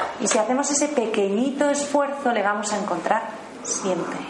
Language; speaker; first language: Spanish; native; Spanish